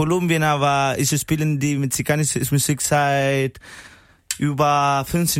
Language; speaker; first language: German; non-native, learner; Spanish